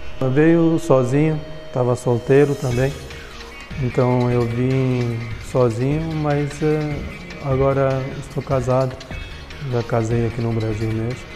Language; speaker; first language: Portuguese; non-native, fluent; Urdu